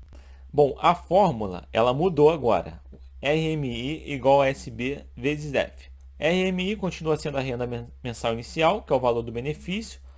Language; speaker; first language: Portuguese; native; Portuguese